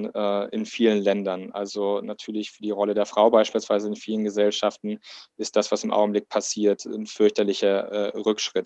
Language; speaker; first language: German; native; German